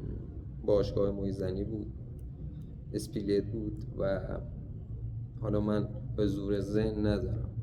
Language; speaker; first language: Persian; native; Persian